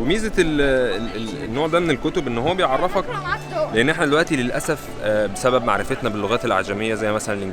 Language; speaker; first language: Arabic; native; Arabic